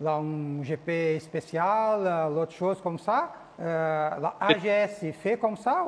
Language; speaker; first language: French; non-native, learner; Portuguese